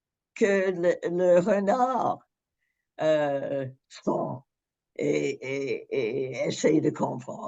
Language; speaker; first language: French; non-native, fluent; English